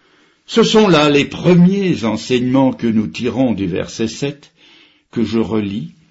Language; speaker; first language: French; native; French